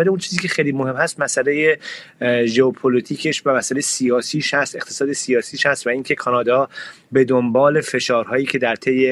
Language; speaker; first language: Persian; native; Persian